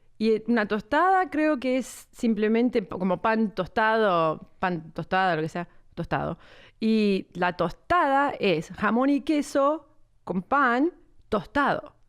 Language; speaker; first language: Spanish; native; Spanish